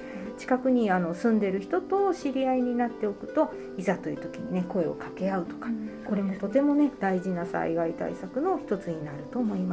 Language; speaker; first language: Japanese; native; Japanese